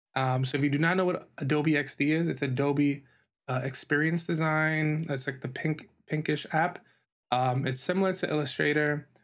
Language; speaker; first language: English; native; English